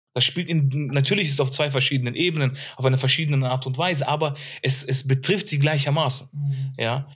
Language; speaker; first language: German; early bilingual, other home language; Arabic